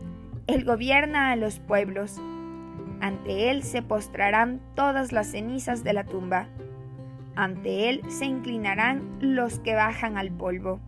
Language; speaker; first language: Spanish; native; Spanish